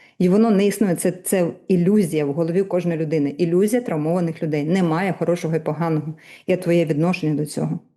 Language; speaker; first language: Ukrainian; non-native, local second language; Russian